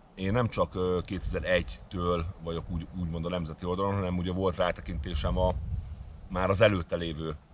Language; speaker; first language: Hungarian; native; Hungarian